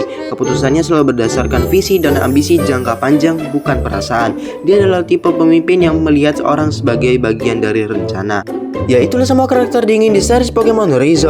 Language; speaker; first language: Indonesian; native; Indonesian